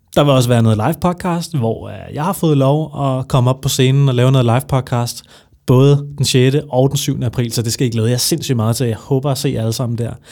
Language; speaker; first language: Danish; native; Danish